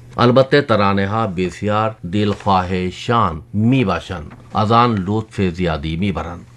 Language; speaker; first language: Persian; non-native, fluent; Urdu